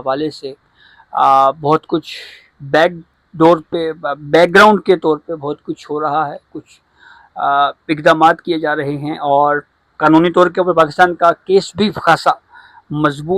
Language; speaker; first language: Urdu; non-native, local second language; Punjabi